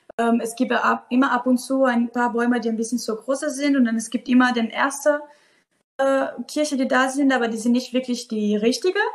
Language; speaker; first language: German; non-native, fluent; Portuguese